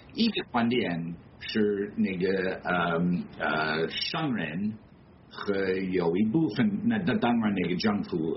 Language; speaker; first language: Chinese; non-native, fluent; English